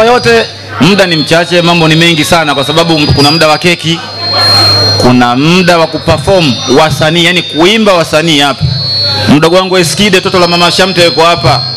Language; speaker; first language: Swahili; native; Swahili